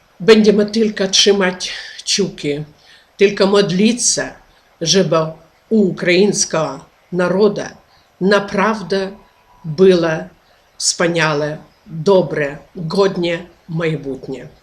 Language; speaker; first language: Polish; non-native, learner; Ukrainian